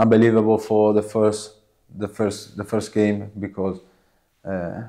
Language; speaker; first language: English; non-native, learner; Italian